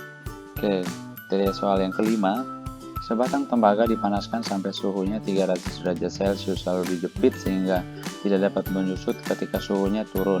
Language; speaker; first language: Indonesian; native; Indonesian